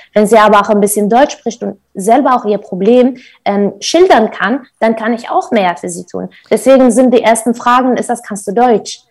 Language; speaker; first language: German; non-native, fluent; Kurdish